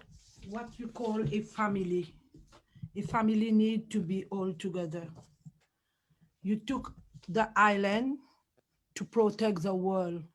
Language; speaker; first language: English; non-native, learner; Morisyen